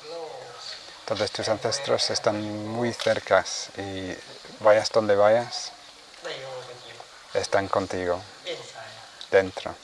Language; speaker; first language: Spanish; non-native, fluent; Vietnamese